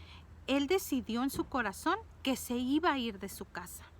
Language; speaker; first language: Spanish; native; Spanish